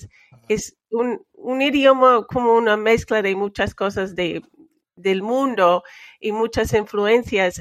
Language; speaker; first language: Spanish; non-native, fluent; English